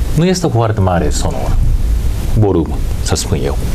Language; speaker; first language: Romanian; non-native, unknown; Japanese